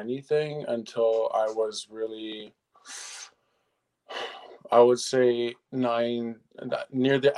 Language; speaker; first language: English; early bilingual, other home language; French